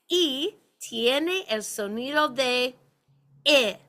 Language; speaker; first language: Spanish; non-native, fluent; English